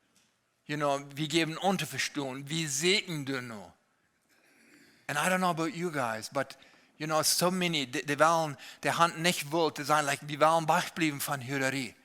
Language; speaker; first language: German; non-native, learner; Low German